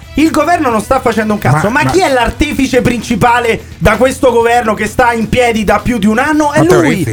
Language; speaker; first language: Italian; native; Italian